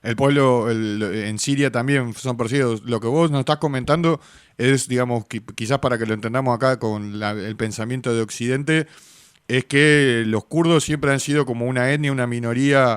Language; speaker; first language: Spanish; native; Spanish